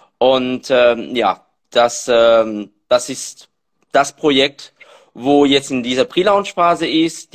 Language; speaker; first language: German; non-native, fluent; French